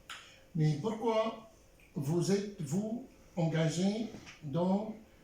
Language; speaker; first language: French; non-native, learner; Arabic